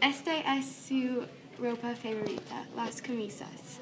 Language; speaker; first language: Spanish; non-native, learner; English